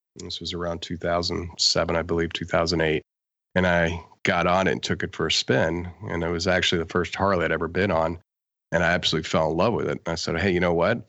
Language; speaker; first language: English; native; English